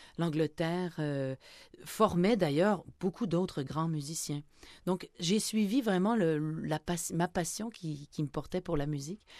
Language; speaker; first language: French; native; French